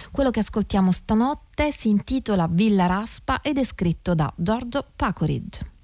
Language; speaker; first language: Italian; native; Italian